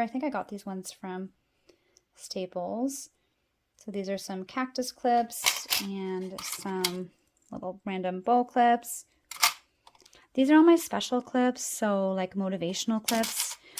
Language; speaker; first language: English; native; English